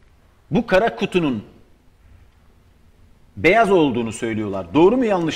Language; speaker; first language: Turkish; native; Turkish